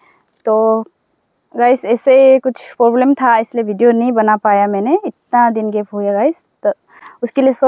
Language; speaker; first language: Hindi; non-native, local second language; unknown